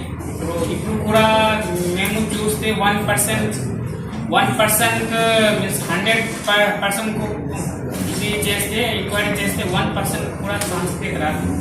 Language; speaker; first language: Telugu; non-native, learner; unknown